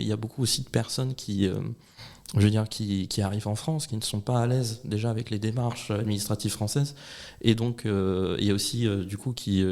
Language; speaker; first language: French; native; French